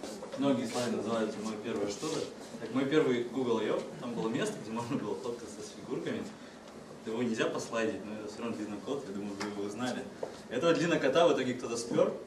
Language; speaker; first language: Russian; native; Russian